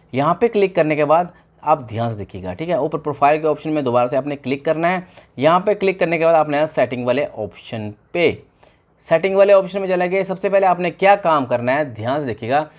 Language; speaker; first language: Hindi; native; Hindi